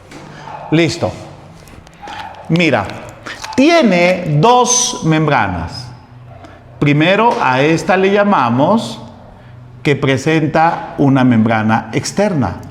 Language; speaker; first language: Spanish; native; Spanish